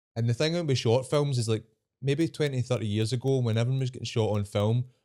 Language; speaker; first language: English; native; English